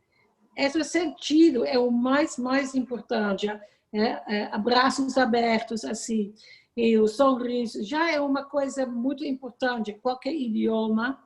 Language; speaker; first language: Portuguese; non-native, fluent; Dutch